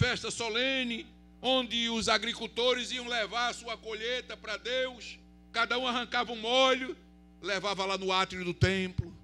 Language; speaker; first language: Portuguese; native; Portuguese